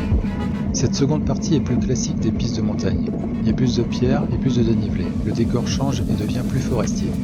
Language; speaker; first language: French; native; French